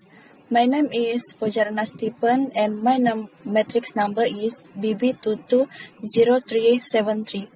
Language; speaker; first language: English; non-native, local second language; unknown